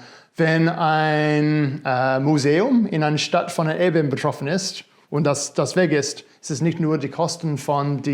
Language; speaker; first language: German; non-native, fluent; English